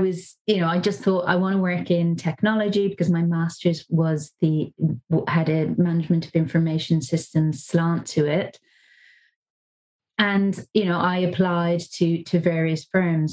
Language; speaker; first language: English; native; English